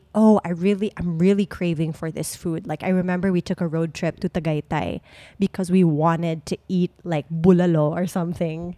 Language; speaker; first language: English; non-native, local second language; Filipino